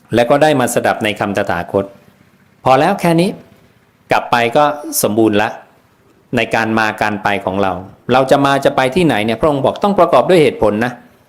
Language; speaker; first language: Thai; native; Thai